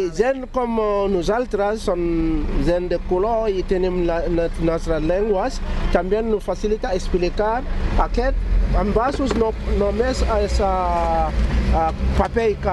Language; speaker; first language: Catalan; non-native, learner; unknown